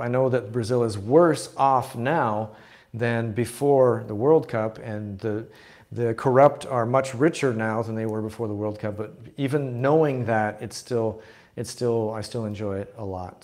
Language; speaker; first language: English; native; English